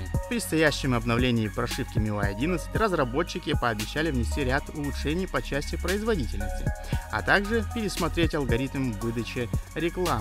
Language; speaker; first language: Russian; native; Russian